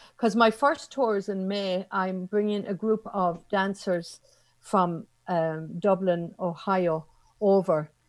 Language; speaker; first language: English; native; English